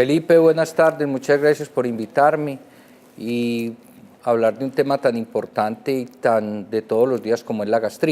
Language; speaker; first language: Spanish; native; Spanish